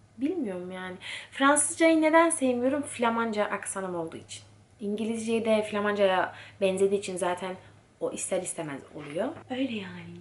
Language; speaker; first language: Turkish; early bilingual, heritage; Turkish